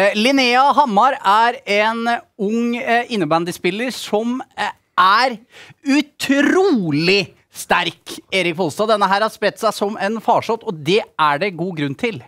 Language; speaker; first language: Norwegian; native; Norwegian